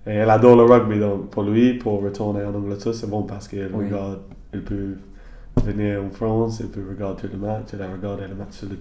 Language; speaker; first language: French; non-native, learner; English